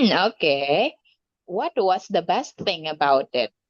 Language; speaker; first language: English; non-native, local second language; Filipino